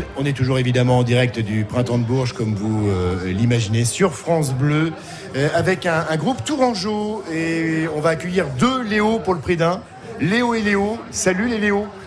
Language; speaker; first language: French; native; French